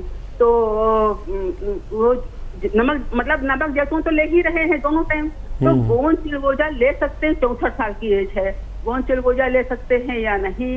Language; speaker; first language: Hindi; native; Hindi